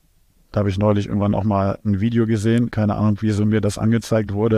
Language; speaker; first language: German; native; German